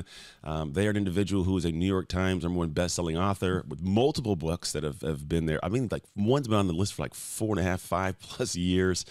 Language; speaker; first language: English; native; English